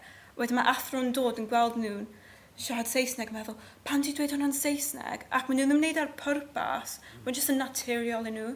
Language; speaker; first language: Welsh; non-native, local second language; English